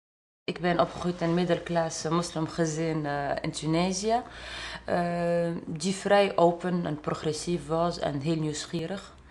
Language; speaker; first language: Dutch; non-native, fluent; Arabic